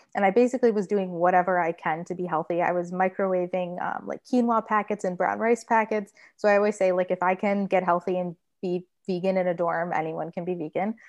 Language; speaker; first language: English; native; English